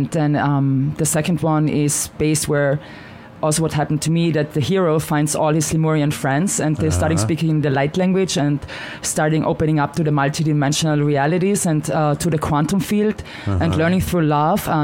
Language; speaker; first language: English; non-native, fluent; German